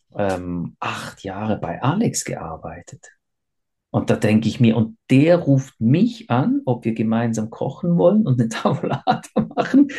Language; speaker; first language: German; native; German